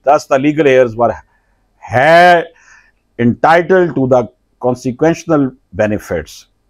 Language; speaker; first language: English; non-native, local second language; Urdu